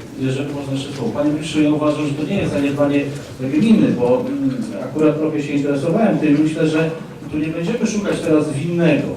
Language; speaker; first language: Polish; native; Polish